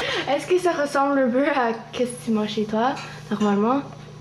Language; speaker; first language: French; non-native, local second language; English